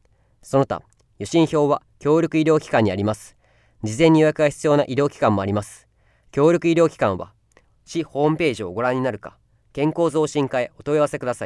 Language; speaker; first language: Japanese; native; Japanese